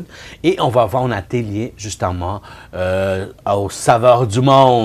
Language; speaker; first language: French; non-native, fluent; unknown